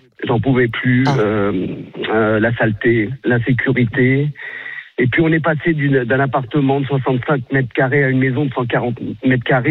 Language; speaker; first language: French; native; French